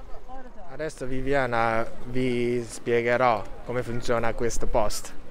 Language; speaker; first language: Italian; non-native, learner; Japanese